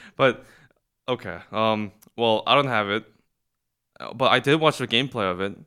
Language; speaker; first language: English; non-native, fluent; Korean